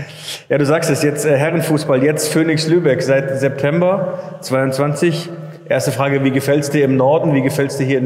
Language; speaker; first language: German; native; German